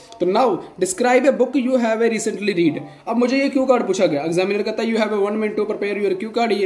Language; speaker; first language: Hindi; non-native, local second language; Punjabi